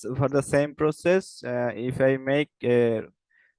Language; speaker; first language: English; non-native, learner; Bangla